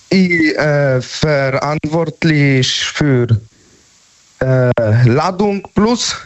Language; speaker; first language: German; non-native, learner; Polish